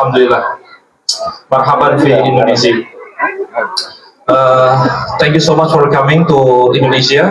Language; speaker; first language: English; non-native, fluent; Indonesian